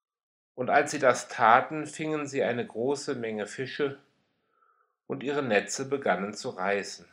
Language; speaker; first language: German; native; German